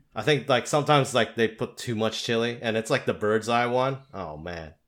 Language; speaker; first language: English; native; English